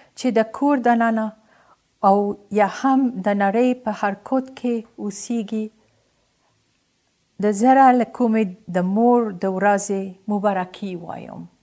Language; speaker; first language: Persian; non-native, learner; Arabic